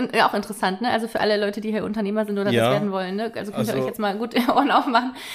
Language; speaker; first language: German; native; German